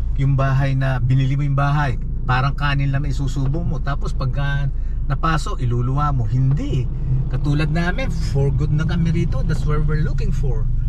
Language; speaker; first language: Filipino; native; Filipino